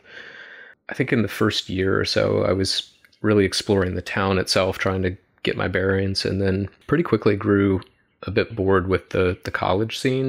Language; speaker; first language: English; native; English